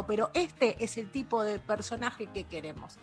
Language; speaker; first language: Spanish; native; Spanish